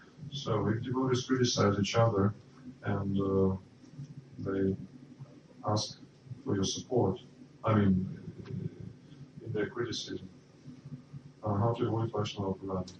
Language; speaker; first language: English; non-native, fluent; Russian